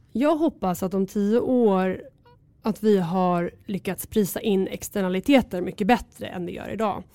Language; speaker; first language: Swedish; native; Swedish